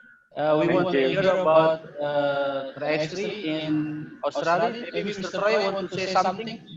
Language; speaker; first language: English; non-native, learner; Indonesian